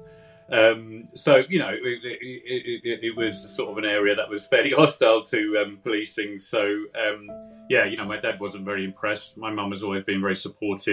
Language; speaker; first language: English; native; English